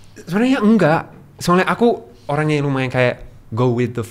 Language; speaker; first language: Indonesian; non-native, learner; English